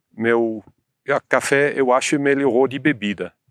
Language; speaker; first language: Portuguese; non-native, fluent; Dutch